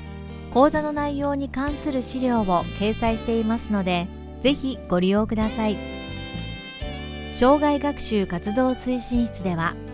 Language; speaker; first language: Japanese; native; Japanese